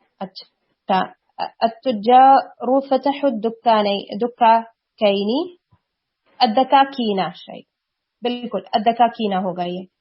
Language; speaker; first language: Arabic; non-native, fluent; Urdu